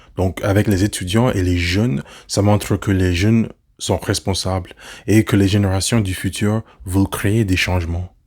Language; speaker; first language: French; non-native, learner; English